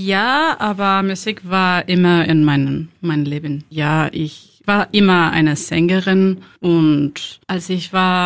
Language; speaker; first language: German; non-native, learner; Spanish